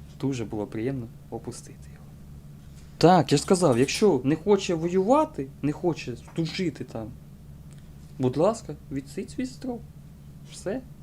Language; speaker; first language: Ukrainian; non-native, local second language; Russian